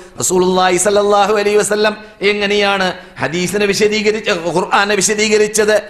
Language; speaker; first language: Malayalam; native; Malayalam